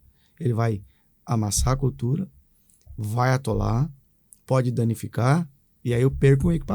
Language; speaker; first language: Portuguese; native; Portuguese